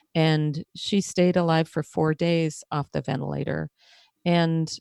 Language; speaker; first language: English; native; English